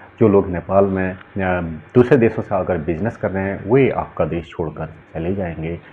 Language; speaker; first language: Hindi; native; Hindi